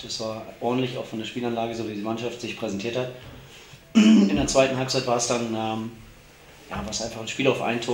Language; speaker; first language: German; native; German